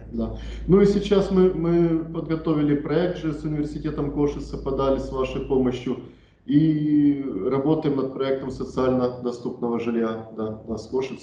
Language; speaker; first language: Russian; native; Russian